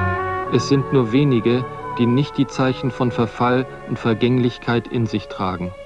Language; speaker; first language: German; native; German